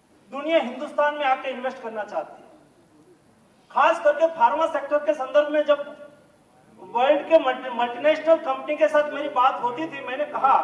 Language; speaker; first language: Hindi; non-native, local second language; Gujarati